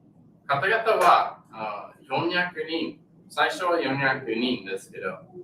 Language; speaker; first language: Japanese; non-native, learner; English